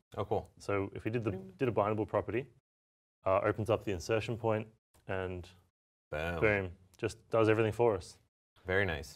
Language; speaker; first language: English; native; English